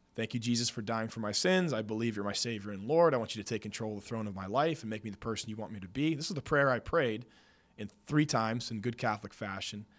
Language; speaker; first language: English; native; English